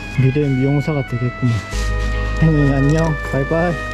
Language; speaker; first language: Korean; native; Korean